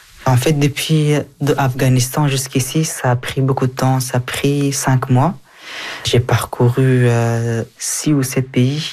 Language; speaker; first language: French; early bilingual, other home language; Persian